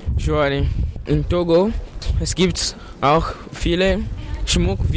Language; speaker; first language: German; non-native, learner; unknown